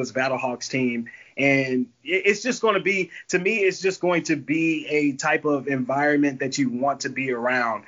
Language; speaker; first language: English; native; English